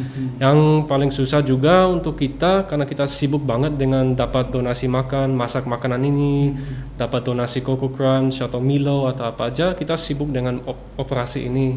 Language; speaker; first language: Indonesian; early bilingual, other home language; English